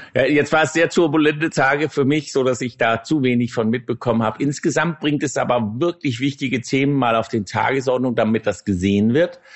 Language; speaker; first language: German; non-native, fluent; Danish